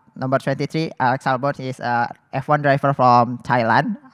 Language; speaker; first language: English; non-native, fluent; Indonesian